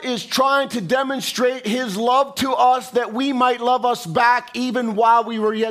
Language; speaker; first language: English; native; English